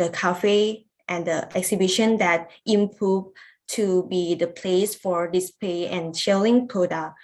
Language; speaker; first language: English; non-native, learner; Lao